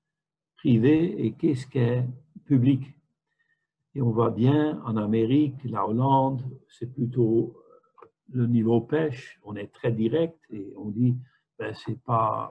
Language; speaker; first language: French; non-native, fluent; Dutch